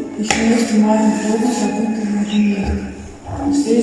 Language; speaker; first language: German; non-native, learner; Russian